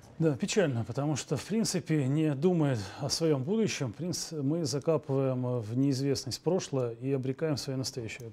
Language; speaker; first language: Russian; native; Russian